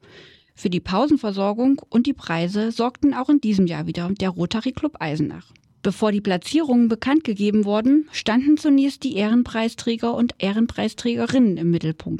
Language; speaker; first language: German; native; German